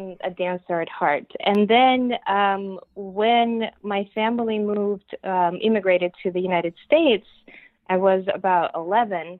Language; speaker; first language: English; early bilingual, other home language; Russian